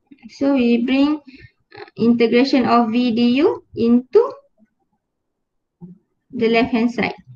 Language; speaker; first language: English; non-native, local second language; Malay